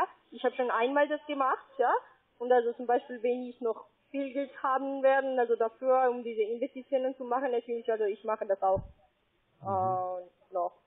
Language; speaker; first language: German; non-native, learner; Spanish